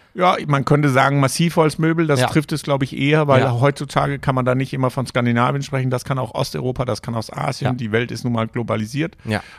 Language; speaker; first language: German; non-native, fluent; Danish